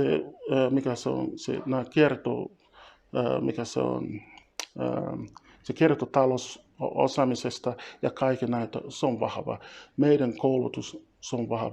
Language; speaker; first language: Finnish; non-native, fluent; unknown